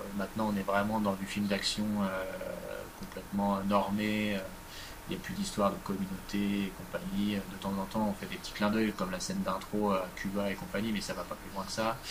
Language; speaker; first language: French; native; French